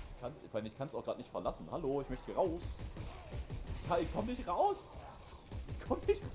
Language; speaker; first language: German; native; German